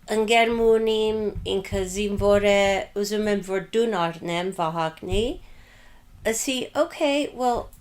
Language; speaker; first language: Armenian; early bilingual, heritage; Armenian